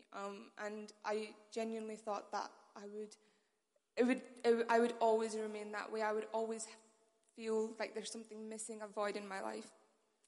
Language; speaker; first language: English; non-native, local second language; Urdu